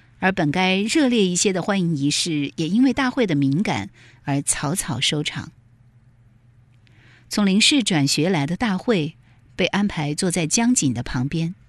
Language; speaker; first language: Chinese; native; Chinese